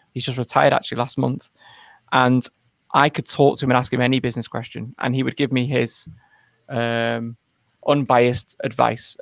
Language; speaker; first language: English; native; English